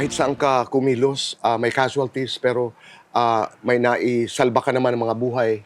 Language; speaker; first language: Filipino; native; Filipino